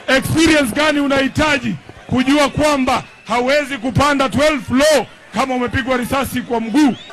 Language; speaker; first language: Swahili; non-native, local second language; Luyia